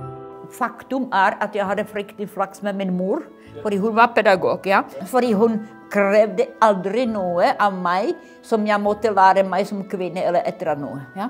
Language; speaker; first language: Norwegian; non-native, fluent; Czech